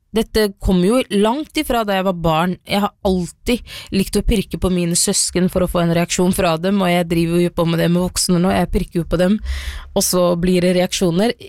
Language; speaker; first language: Norwegian; early bilingual, other home language; Somali